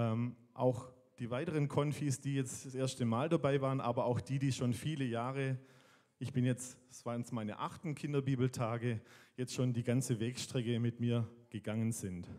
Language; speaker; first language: German; native; German